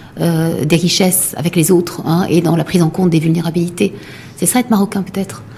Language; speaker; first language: French; non-native, local second language; Arabic